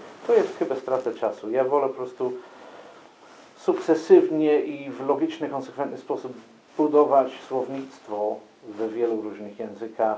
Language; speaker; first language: Polish; non-native, fluent; English